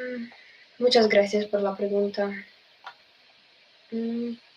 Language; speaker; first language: Spanish; non-native, fluent; Russian